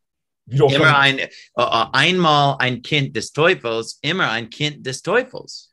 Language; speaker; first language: German; non-native, fluent; English